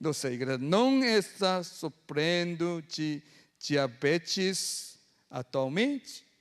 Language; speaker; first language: Portuguese; non-native, fluent; Korean